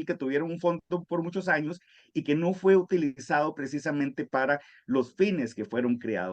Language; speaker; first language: Spanish; native; Spanish